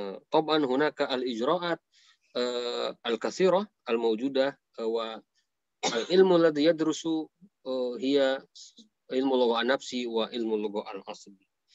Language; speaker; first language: Arabic; non-native, fluent; Indonesian